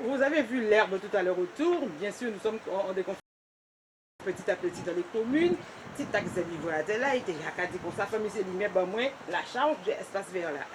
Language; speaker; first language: French; native; French